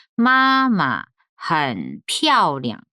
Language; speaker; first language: Chinese; non-native, fluent; Korean